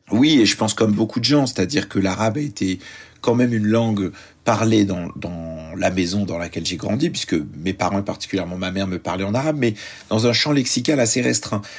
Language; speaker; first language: French; early bilingual, other home language; Arabic